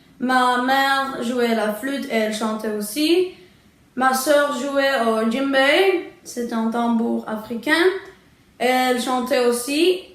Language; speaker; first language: French; early bilingual, other home language; Czech